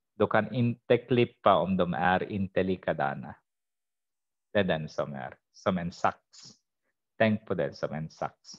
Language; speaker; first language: Swedish; non-native, fluent; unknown